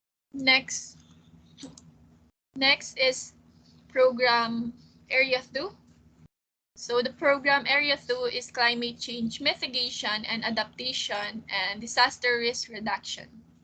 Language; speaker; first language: English; non-native, local second language; Filipino